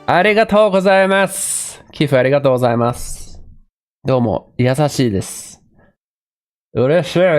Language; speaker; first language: Japanese; non-native, fluent; English